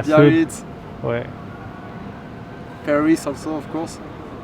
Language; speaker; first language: English; non-native, fluent; French